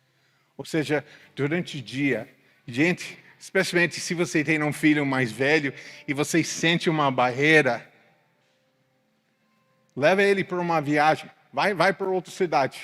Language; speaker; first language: Portuguese; non-native, fluent; English